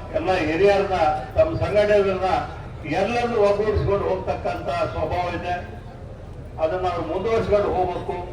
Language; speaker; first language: Kannada; native; Kannada